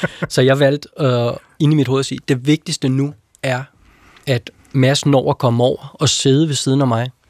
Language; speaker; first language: Danish; native; Danish